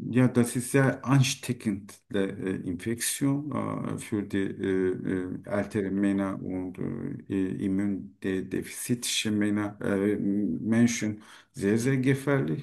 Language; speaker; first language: German; non-native, fluent; Turkish